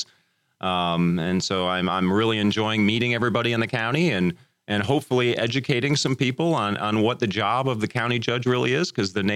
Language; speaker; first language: English; native; English